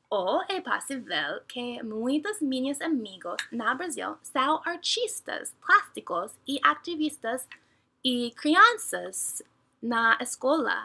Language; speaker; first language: Portuguese; non-native, learner; English